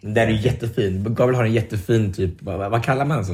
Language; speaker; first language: Swedish; native; Swedish